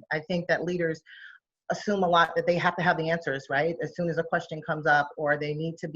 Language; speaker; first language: English; native; English